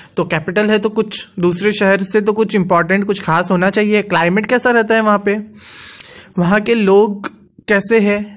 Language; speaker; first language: Hindi; non-native, local second language; Gujarati